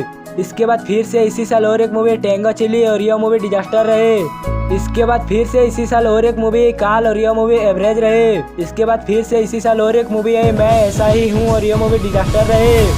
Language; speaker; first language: Hindi; non-native, local second language; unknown